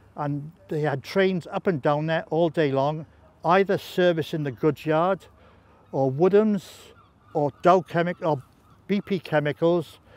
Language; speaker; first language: English; native; English